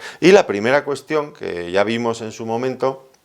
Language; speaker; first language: Spanish; native; Spanish